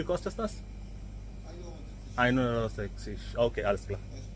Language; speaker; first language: German; non-native, learner; Malayalam